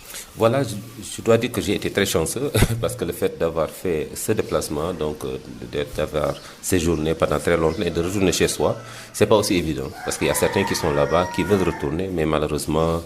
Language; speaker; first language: French; non-native, local second language; Wolof